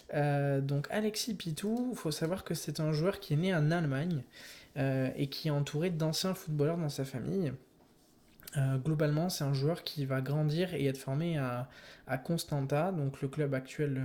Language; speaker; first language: French; native; French